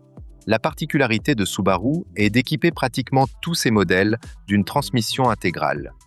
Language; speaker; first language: French; native; French